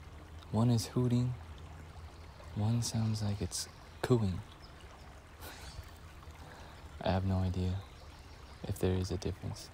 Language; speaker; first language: English; native; English